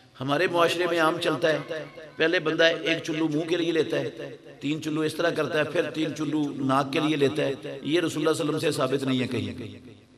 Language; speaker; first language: Urdu; non-native, local second language; Punjabi